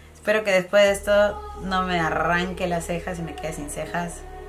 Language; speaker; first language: Spanish; early bilingual, heritage; Spanish